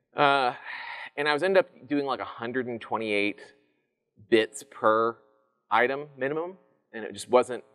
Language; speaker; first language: English; native; English